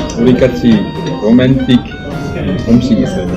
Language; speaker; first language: Korean; non-native, learner; French